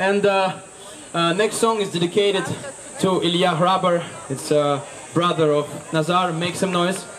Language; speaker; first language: English; non-native, learner; Ukrainian